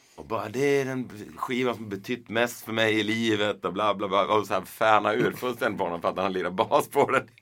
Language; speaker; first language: Swedish; native; Swedish